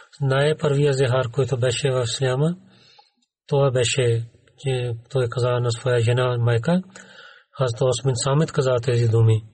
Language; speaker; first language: Bulgarian; non-native, learner; Urdu